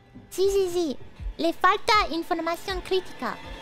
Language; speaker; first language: Spanish; non-native, learner; English